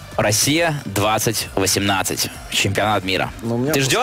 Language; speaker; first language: Russian; native; Russian